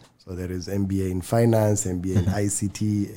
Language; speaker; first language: English; non-native, local second language; Swahili